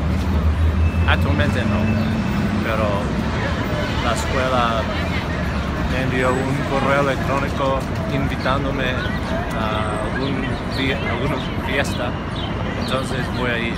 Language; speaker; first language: Spanish; non-native, fluent; English